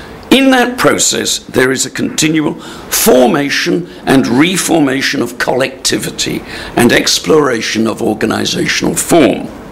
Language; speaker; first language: English; native; English